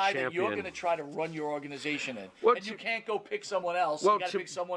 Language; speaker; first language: English; native; English